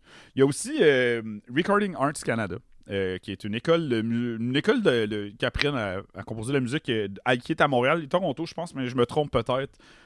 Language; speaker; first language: French; native; French